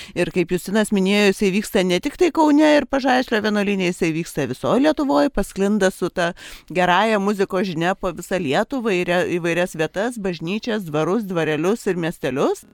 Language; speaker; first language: Lithuanian; native; Lithuanian